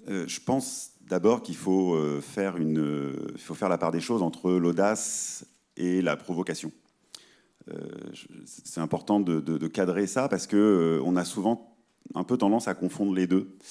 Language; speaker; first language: French; native; French